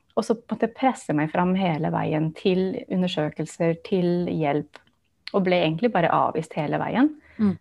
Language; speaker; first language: Norwegian; non-native, fluent; English